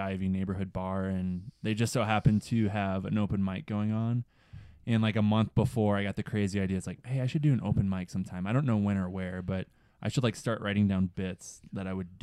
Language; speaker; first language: English; native; English